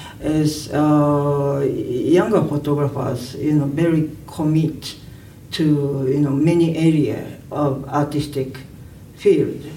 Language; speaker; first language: English; non-native, learner; Japanese